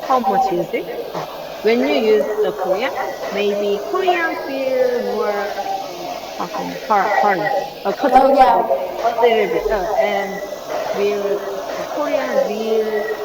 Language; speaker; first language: English; non-native, learner; Korean